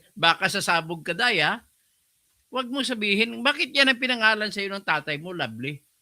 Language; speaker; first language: Filipino; non-native, local second language; Hiligaynon